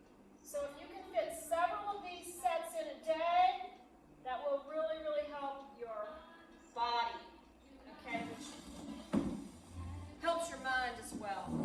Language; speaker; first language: English; native; English